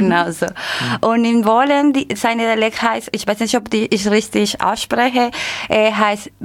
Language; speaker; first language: German; non-native, learner; Spanish